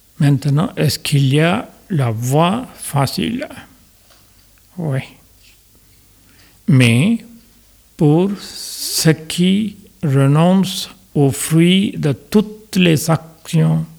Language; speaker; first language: French; non-native, fluent; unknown